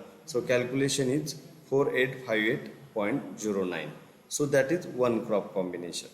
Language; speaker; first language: English; non-native, local second language; Marathi